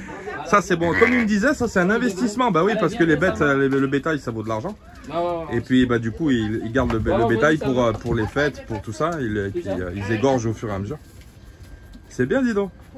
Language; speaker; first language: French; native; French